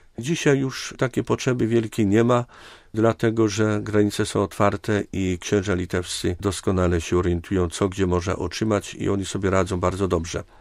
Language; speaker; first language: Polish; native; Polish